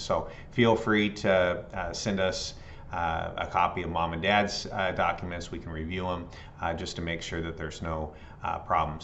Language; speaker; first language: English; native; English